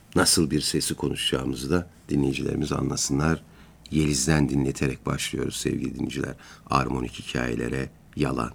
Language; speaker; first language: Turkish; native; Turkish